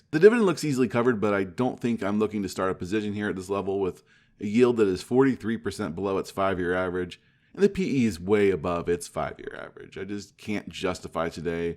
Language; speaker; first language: English; native; English